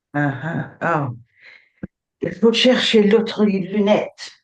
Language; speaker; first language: French; non-native, learner; English